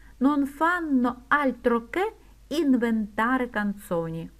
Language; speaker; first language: Italian; non-native, fluent; Ukrainian